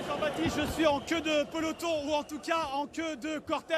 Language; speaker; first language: French; native; French